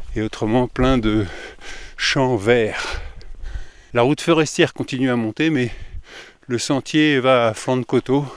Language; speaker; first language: French; native; French